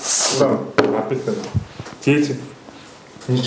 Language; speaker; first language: Russian; non-native, learner; Kyrgyz